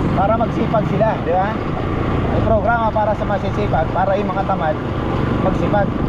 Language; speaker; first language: Filipino; non-native, local second language; Bikol